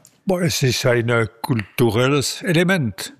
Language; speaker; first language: German; non-native, local second language; French